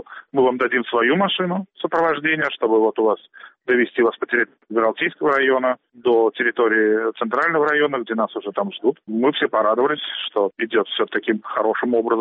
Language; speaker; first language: Russian; native; Russian